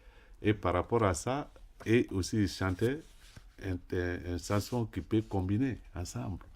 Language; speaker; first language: French; non-native, local second language; Bambara